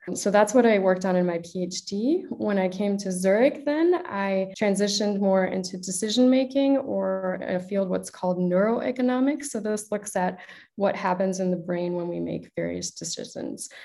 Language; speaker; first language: English; native; English